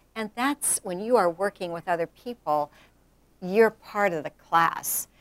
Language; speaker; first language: English; native; English